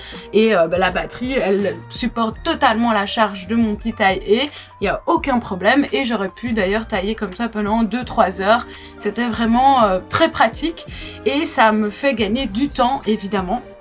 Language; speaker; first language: French; native; French